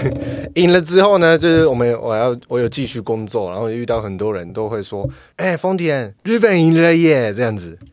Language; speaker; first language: Chinese; non-native, fluent; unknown